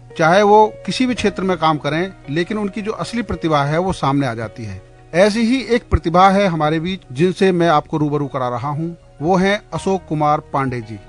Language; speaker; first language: Hindi; native; Hindi